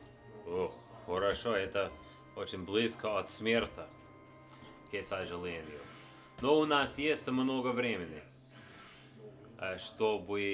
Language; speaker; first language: Russian; non-native, learner; English